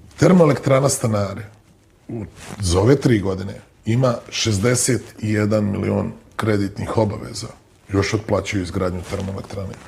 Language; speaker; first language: Bosnian; native; Bosnian